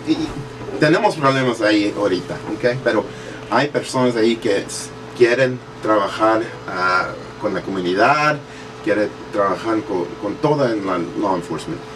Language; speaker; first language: Spanish; early bilingual, heritage; English